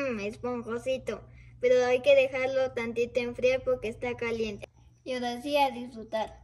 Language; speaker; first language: Spanish; native; Spanish